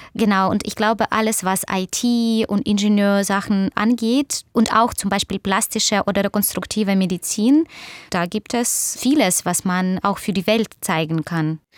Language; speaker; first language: German; non-native, fluent; Russian